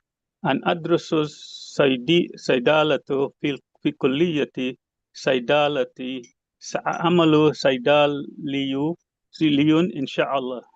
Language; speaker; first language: Arabic; non-native, learner; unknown